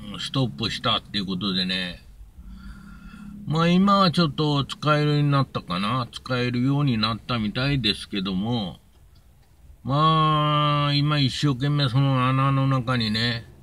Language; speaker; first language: Japanese; native; Japanese